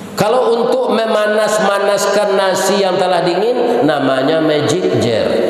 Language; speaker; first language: Malay; non-native, local second language; Minangkabau